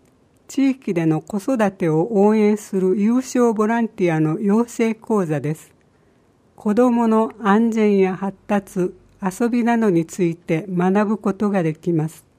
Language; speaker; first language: Japanese; native; Japanese